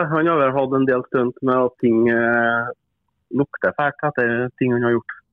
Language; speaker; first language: Norwegian; native; Norwegian